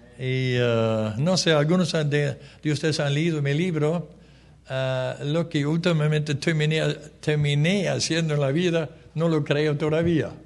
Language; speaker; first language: Spanish; early bilingual, other home language; German